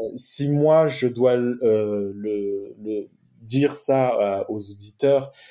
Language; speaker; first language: French; native; French